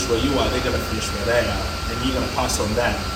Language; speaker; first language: English; non-native, local second language; Nyanja